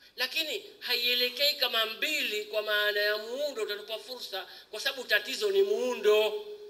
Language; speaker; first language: Swahili; native; Swahili